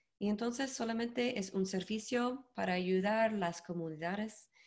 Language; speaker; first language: Spanish; non-native, learner; English